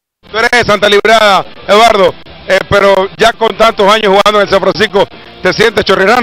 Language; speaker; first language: Spanish; native; Spanish